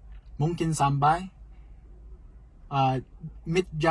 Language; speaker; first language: Indonesian; non-native, learner; Chinese